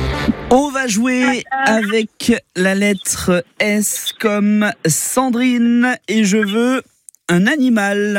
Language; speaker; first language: French; native; French